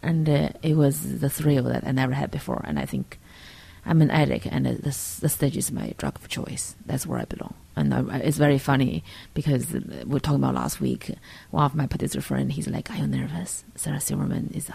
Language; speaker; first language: English; non-native, fluent; Chinese